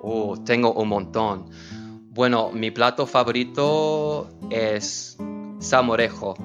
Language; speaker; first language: Spanish; non-native, learner; English